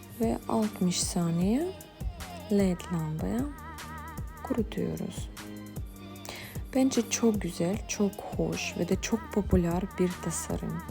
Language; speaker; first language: Turkish; non-native, fluent; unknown